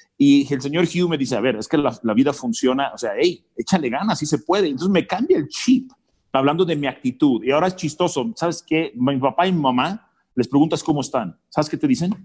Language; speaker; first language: Spanish; early bilingual, other home language; English